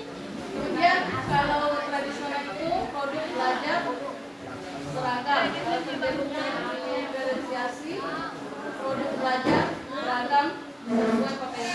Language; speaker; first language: Indonesian; native; Indonesian